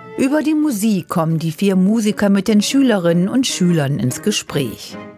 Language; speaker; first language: German; native; German